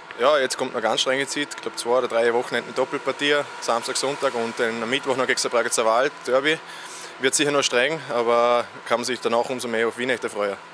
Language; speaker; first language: German; native; German